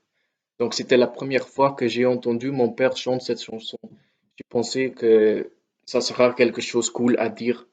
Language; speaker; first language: French; non-native, local second language; Dutch